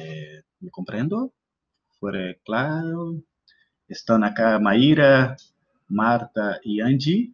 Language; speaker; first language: Spanish; non-native, learner; Portuguese